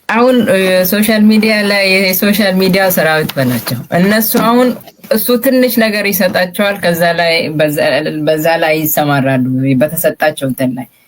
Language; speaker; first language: Amharic; non-native, local second language; Oromo